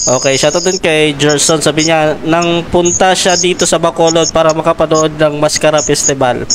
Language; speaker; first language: Filipino; non-native, local second language; Hiligaynon